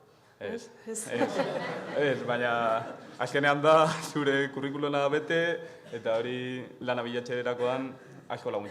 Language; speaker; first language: Basque; non-native, local second language; Spanish